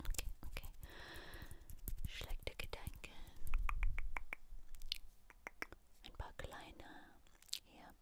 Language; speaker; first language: German; non-native, learner; English